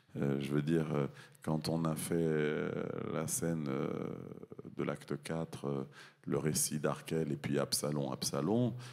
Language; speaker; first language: French; native; French